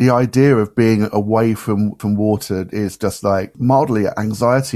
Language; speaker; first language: English; native; English